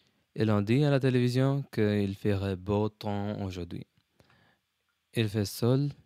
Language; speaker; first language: French; non-native, learner; English